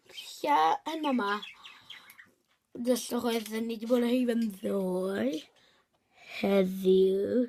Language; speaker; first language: Welsh; non-native, local second language; English